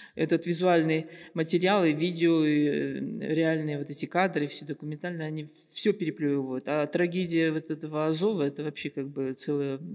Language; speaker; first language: Russian; native; Russian